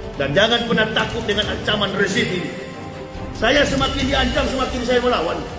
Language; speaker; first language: Indonesian; native; Indonesian